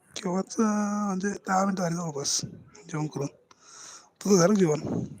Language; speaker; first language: Hindi; non-native, local second language; Marathi